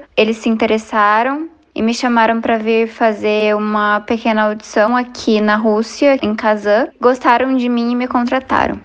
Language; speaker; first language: Portuguese; native; Portuguese